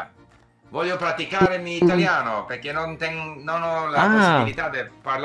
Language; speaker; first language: Italian; non-native, fluent; English